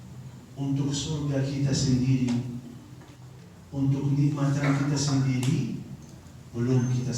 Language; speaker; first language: Indonesian; non-native, fluent; Arabic